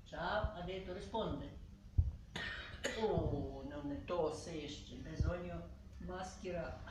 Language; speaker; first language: Italian; non-native, learner; Ukrainian